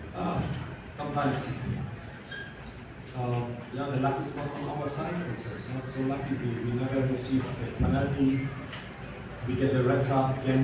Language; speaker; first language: English; non-native, fluent; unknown